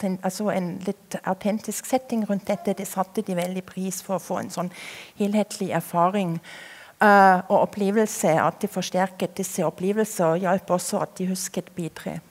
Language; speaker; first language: Norwegian; non-native, fluent; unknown